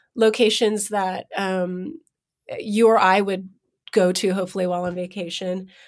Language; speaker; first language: English; native; English